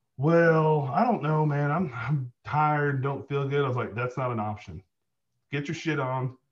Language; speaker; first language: English; native; English